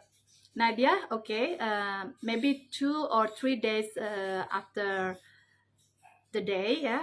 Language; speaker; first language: English; non-native, learner; Indonesian